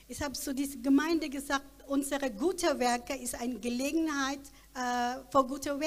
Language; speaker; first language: German; non-native, learner; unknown